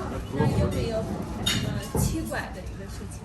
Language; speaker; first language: Chinese; non-native, learner; Armenian